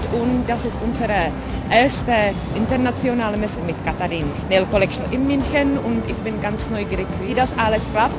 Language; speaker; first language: German; non-native, learner; Czech